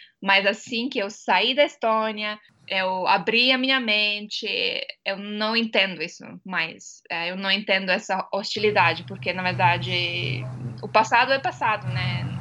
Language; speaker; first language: Portuguese; non-native, fluent; Estonian